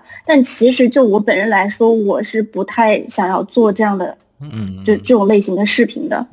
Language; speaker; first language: Chinese; native; Chinese